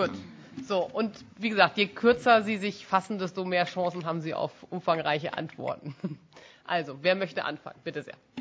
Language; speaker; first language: German; native; German